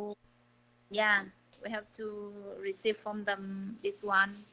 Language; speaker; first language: English; non-native, learner; Vietnamese